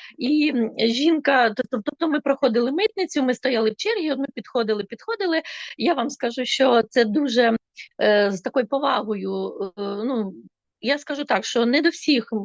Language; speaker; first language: Ukrainian; non-native, local second language; Russian